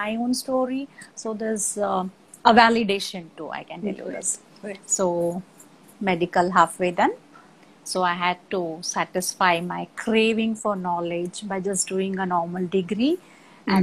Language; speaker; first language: English; non-native, local second language; Marathi